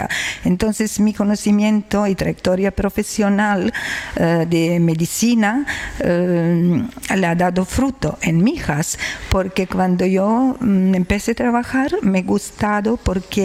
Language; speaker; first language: Spanish; non-native, learner; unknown